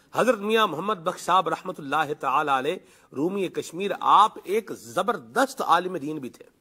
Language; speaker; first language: Urdu; non-native, local second language; Punjabi